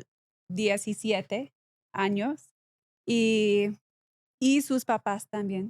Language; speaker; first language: Spanish; non-native, learner; English